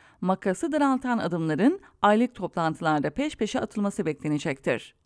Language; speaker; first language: Turkish; native; Turkish